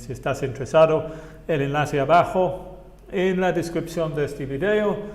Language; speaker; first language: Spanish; non-native, fluent; English